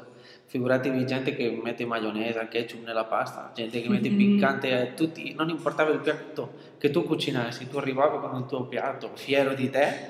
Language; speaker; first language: Italian; non-native, fluent; Spanish